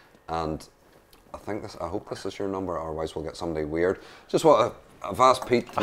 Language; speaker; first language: English; native; English